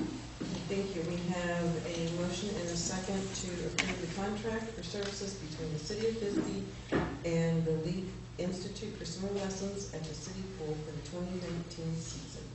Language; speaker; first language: English; native; English